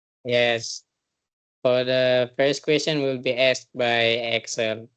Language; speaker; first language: English; non-native, learner; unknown